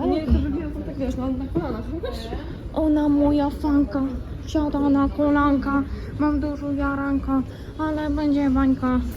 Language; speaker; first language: Polish; non-native, fluent; Ukrainian